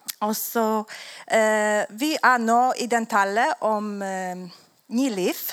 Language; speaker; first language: Swedish; non-native, learner; Polish